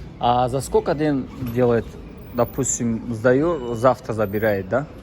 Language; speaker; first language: Russian; non-native, learner; Tajik